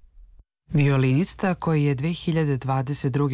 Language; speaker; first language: Serbian; native; Serbian